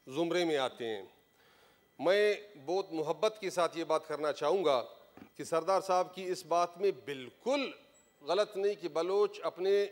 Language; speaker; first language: Urdu; non-native, local second language; Baluchi